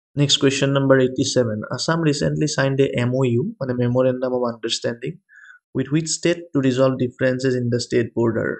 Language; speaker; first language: English; non-native, local second language; Assamese